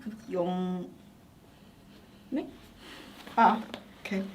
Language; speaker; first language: Korean; non-native, fluent; Chinese